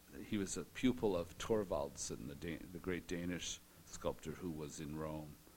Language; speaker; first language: English; native; English